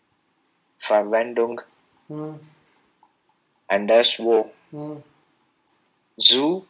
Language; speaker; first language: German; non-native, learner; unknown